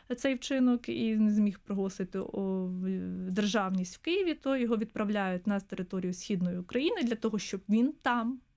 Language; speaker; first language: Ukrainian; native; Ukrainian